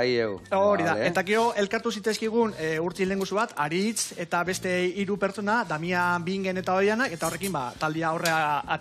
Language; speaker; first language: Basque; native; Basque